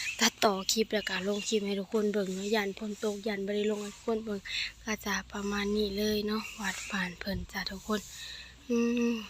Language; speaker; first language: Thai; non-native, local second language; Lao